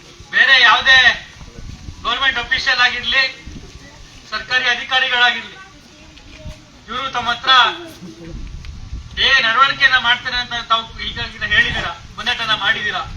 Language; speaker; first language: Kannada; native; Kannada